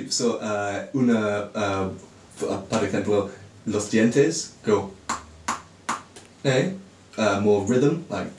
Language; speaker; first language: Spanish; non-native, learner; English